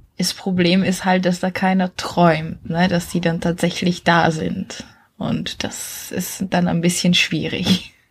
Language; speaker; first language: German; non-native, fluent; Czech